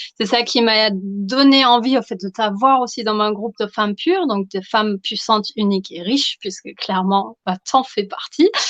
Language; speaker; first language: French; non-native, fluent; German